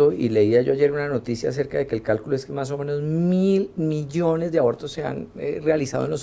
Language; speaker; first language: Spanish; native; Spanish